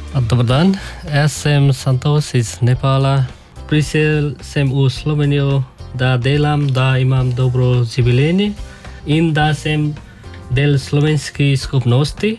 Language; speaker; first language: Slovenian; non-native, learner; Nepali